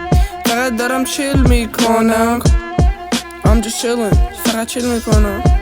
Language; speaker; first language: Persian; early bilingual, heritage; Persian